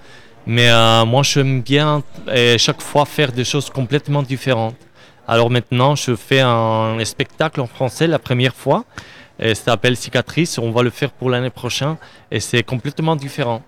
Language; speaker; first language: French; non-native, learner; Spanish